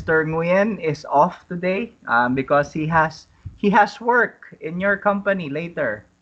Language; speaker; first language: English; non-native, fluent; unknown